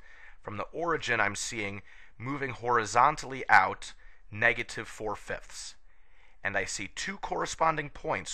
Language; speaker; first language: English; native; English